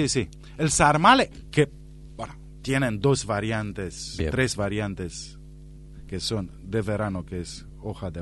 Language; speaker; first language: Spanish; non-native, fluent; Romanian